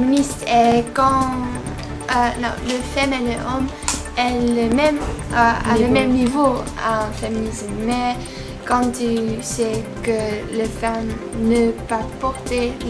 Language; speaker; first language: French; non-native, learner; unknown